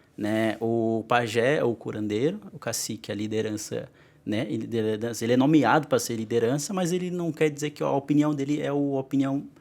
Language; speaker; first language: Portuguese; non-native, local second language; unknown